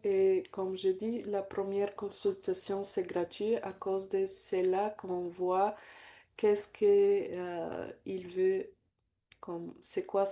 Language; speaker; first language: French; non-native, learner; Bulgarian